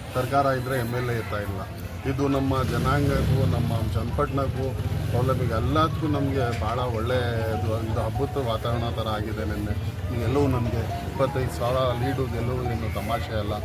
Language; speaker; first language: Kannada; non-native, local second language; Urdu